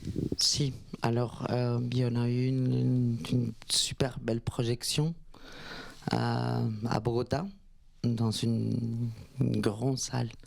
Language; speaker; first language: French; non-native, fluent; Spanish